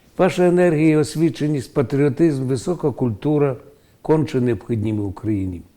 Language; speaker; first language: Ukrainian; native; Ukrainian